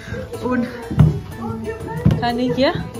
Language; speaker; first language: German; non-native, learner; Thai